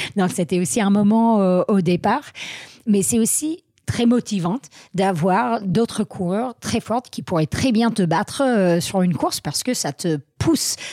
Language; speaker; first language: French; non-native, fluent; English